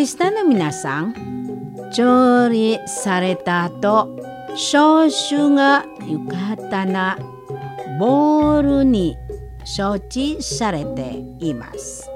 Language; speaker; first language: Japanese; non-native, fluent; Indonesian